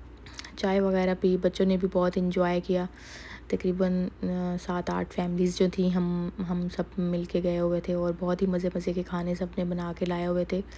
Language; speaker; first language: Urdu; native; Urdu